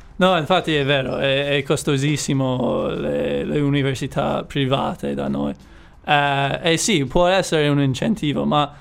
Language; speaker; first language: Italian; non-native, fluent; English